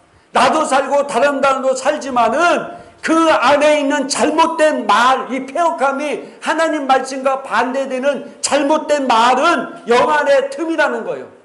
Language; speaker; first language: Korean; native; Korean